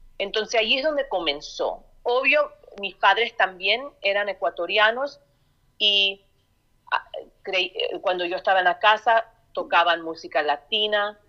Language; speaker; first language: Spanish; early bilingual, heritage; Spanish